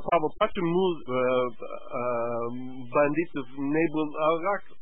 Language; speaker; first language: Russian; non-native, learner; English